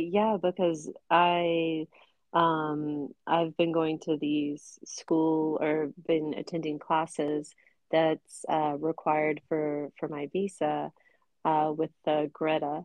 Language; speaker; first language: English; native; English